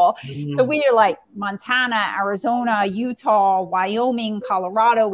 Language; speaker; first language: English; native; English